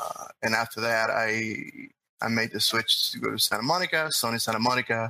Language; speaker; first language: English; non-native, fluent; Spanish